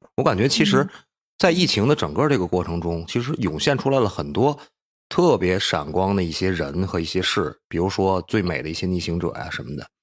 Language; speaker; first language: Chinese; native; Chinese